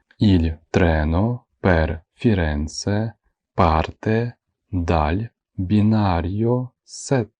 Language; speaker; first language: Italian; non-native, fluent; Ukrainian